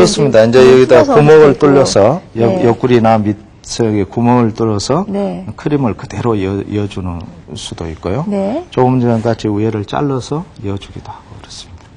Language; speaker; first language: Korean; native; Korean